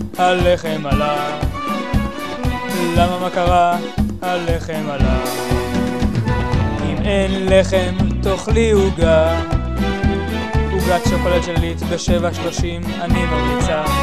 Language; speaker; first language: Hebrew; native; Hebrew